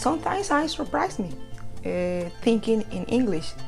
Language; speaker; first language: English; non-native, learner; Spanish